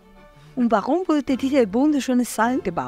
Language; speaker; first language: German; non-native, fluent; Italian